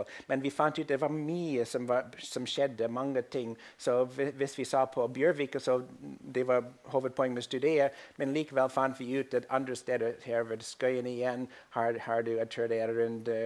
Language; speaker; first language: Norwegian; non-native, fluent; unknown